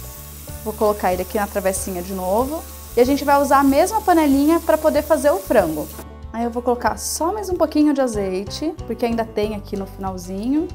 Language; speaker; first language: Portuguese; native; Portuguese